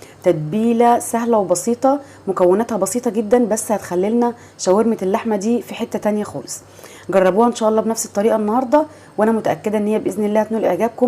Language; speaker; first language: Arabic; native; Arabic